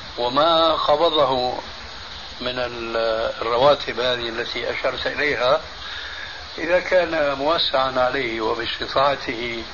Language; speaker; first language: Arabic; early bilingual, other home language; Albanian